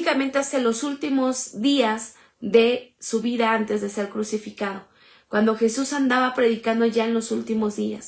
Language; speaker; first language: Spanish; native; Spanish